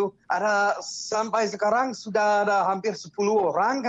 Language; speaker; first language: Indonesian; non-native, fluent; English